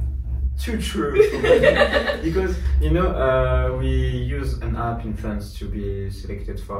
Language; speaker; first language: English; non-native, learner; French